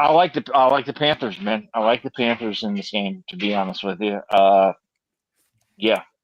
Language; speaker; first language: English; native; English